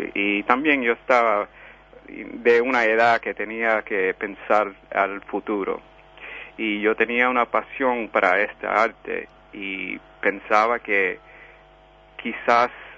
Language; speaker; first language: Spanish; early bilingual, heritage; Spanish